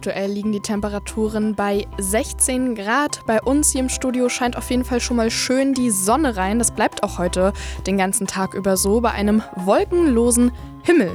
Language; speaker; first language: German; native; German